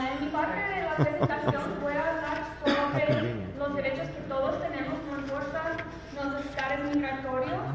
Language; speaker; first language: Spanish; early bilingual, other home language; English